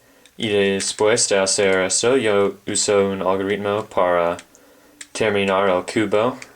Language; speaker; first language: Spanish; non-native, learner; English